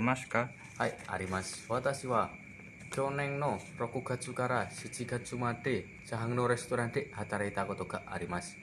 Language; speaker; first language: Japanese; non-native, learner; Indonesian